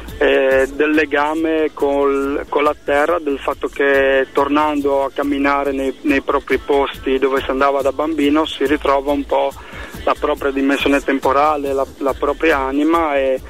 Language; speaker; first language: Italian; non-native, local second language; Friulian